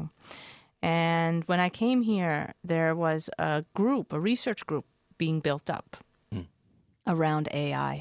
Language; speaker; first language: English; native; English